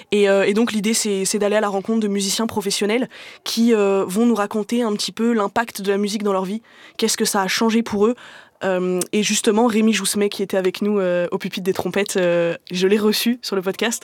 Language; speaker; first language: French; native; French